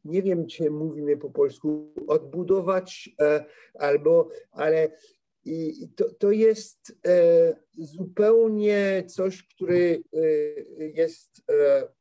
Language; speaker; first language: Polish; non-native, learner; French